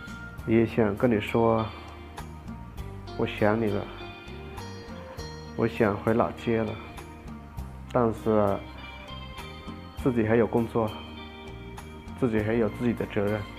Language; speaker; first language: Chinese; non-native, fluent; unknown